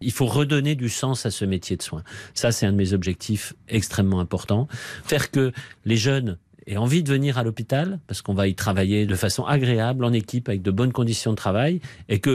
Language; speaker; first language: French; native; French